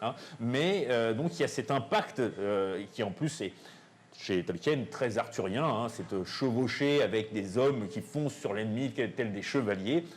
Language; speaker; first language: French; native; French